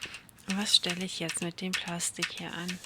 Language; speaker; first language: German; native; German